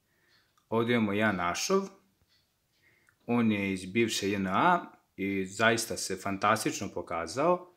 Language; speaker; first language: Serbian; native; Serbian